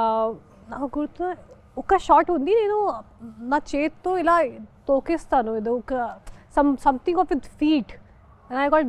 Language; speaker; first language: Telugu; non-native, local second language; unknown